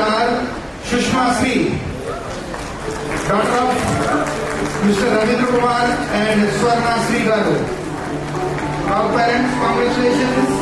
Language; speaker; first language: English; non-native, local second language; Telugu